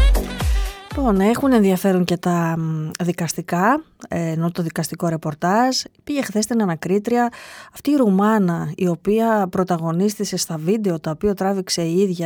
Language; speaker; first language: Greek; native; Greek